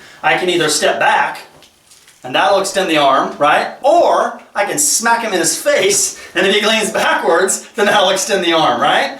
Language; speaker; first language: English; native; English